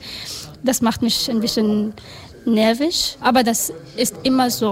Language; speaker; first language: German; non-native, learner; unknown